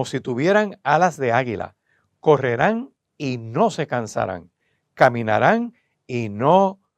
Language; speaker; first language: Spanish; native; Spanish